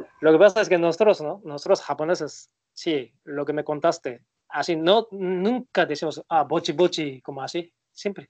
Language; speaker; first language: Spanish; non-native, learner; Japanese